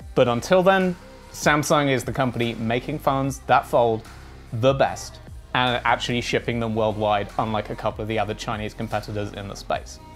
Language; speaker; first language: English; native; English